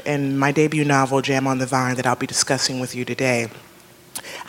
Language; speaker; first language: English; native; English